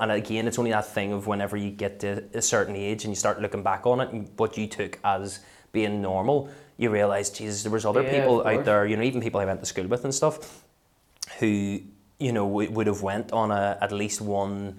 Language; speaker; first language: English; native; English